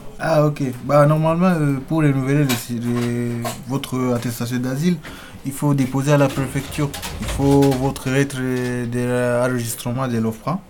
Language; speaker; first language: French; non-native, local second language; Kinyarwanda